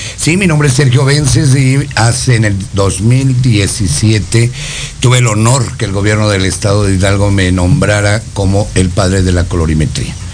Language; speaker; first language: Spanish; native; Spanish